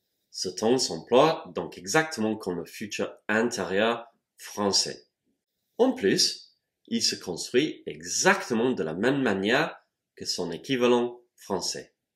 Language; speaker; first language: French; non-native, fluent; English